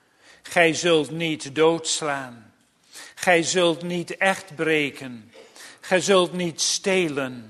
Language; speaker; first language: Dutch; native; Dutch